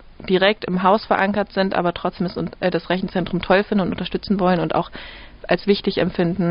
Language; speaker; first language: German; native; German